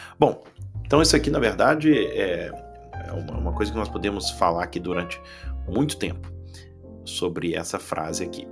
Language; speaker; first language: Portuguese; native; Portuguese